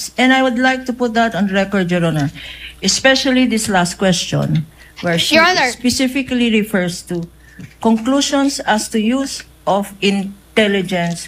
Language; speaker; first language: English; non-native, local second language; Filipino